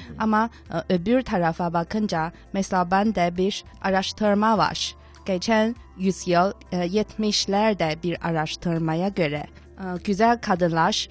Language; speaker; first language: Turkish; non-native, learner; Chinese